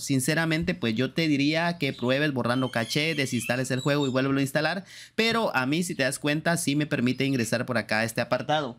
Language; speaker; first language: Spanish; native; Spanish